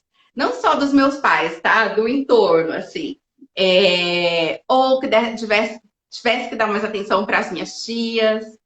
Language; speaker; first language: Portuguese; native; Portuguese